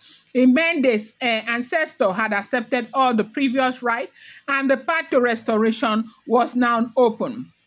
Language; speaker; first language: English; non-native, local second language; Yoruba